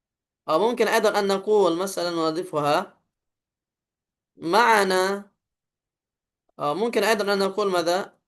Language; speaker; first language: Arabic; non-native, fluent; Indonesian